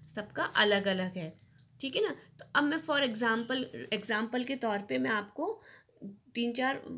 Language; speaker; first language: Hindi; native; Hindi